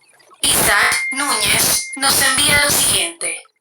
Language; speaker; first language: Spanish; native; Spanish